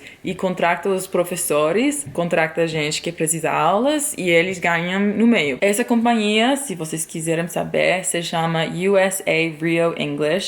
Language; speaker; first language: Portuguese; non-native, fluent; English